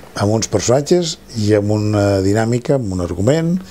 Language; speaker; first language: Catalan; non-native, local second language; Spanish